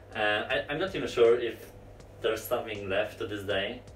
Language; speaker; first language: English; non-native, fluent; Polish